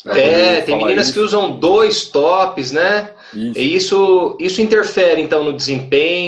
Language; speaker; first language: Portuguese; native; Portuguese